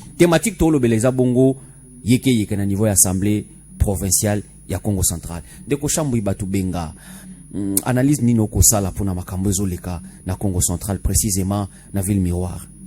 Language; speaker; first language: Lingala; non-native, local second language; Kituba (Democratic Republic of Congo)